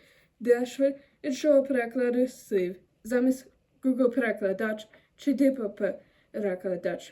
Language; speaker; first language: Ukrainian; non-native, learner; German